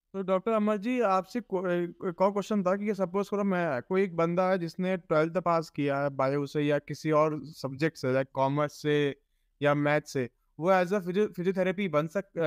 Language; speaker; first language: Hindi; native; Hindi